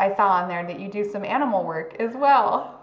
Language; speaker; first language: English; native; English